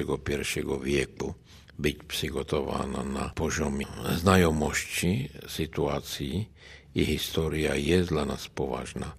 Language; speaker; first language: Polish; non-native, learner; Czech